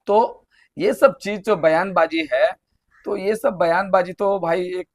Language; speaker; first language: Hindi; non-native, local second language; Bangla